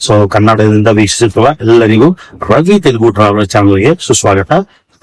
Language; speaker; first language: Kannada; non-native, learner; Telugu